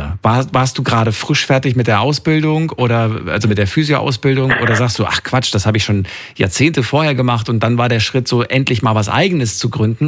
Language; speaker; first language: German; native; German